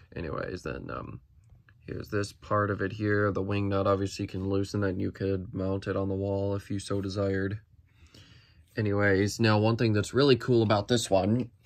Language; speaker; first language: English; native; English